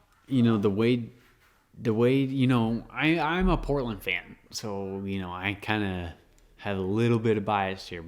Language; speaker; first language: English; native; English